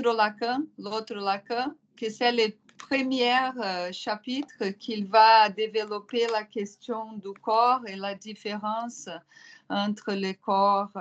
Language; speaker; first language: French; non-native, fluent; Portuguese